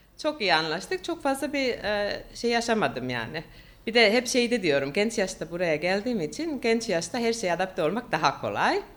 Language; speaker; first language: Turkish; non-native, fluent; Finnish